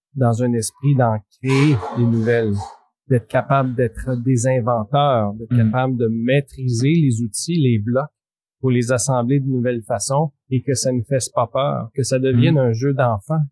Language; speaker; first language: French; native; French